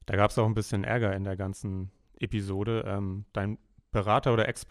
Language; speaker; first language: German; native; German